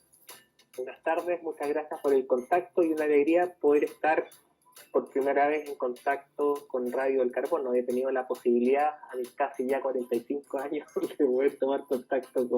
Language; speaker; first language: Spanish; native; Spanish